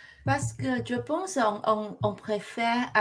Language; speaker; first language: French; non-native, learner; Chinese